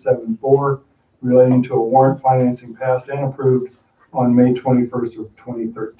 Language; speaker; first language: English; native; English